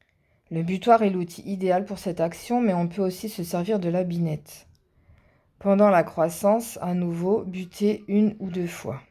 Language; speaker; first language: French; native; French